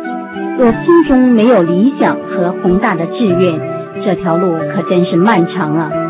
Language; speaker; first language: Chinese; native; Chinese